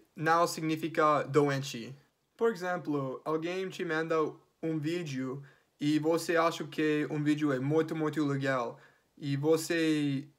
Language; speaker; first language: Portuguese; non-native, learner; English